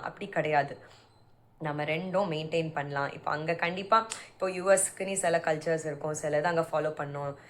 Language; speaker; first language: Tamil; early bilingual, heritage; Tamil